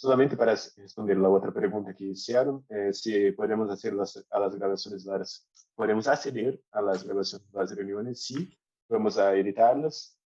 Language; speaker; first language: Spanish; non-native, learner; Portuguese